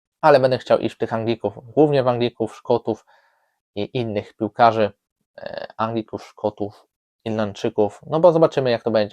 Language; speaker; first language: Polish; native; Polish